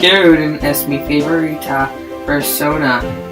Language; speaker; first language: Spanish; non-native, learner; English